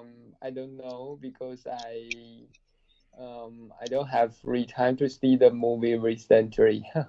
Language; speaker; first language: English; non-native, learner; Chinese